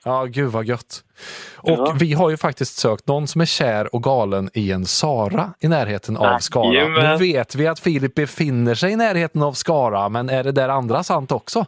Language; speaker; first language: Swedish; native; Swedish